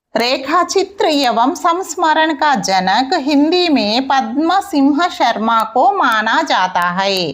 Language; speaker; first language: Hindi; non-native, local second language; Telugu